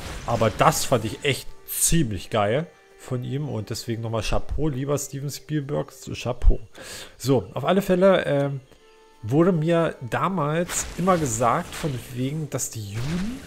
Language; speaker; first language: German; native; German